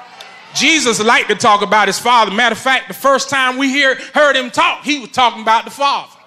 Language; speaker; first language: English; native; English